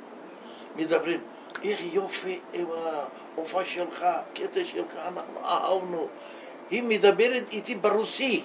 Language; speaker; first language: Hebrew; non-native, learner; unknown